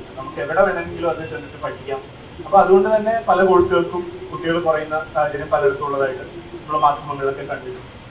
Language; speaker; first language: Malayalam; native; Malayalam